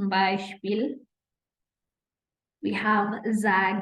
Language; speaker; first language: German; non-native, fluent; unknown